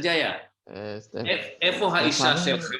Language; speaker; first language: Hebrew; non-native, fluent; Indonesian